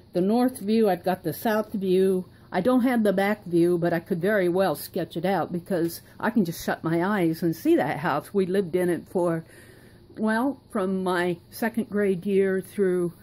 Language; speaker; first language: English; native; English